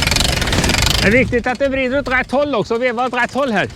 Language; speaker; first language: Swedish; native; Swedish